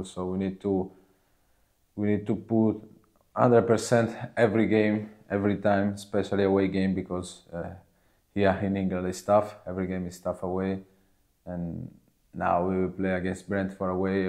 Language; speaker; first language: English; non-native, learner; Italian